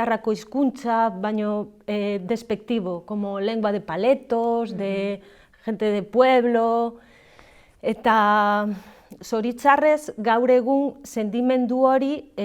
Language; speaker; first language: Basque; non-native, learner; Galician